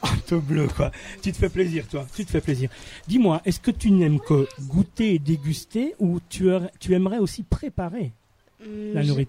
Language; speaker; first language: French; native; French